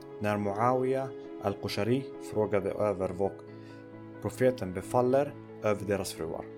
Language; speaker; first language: Swedish; early bilingual, other home language; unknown